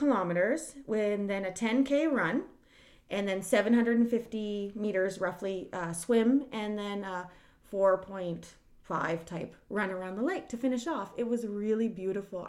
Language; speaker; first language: English; native; English